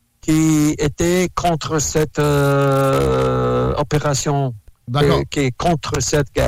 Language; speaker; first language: French; non-native, learner; Russian